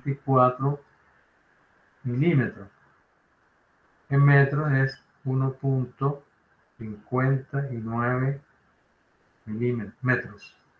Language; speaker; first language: Spanish; native; Spanish